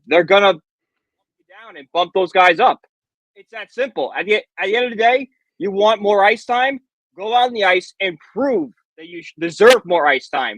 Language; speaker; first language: English; native; English